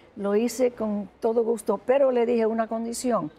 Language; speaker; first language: Spanish; native; Spanish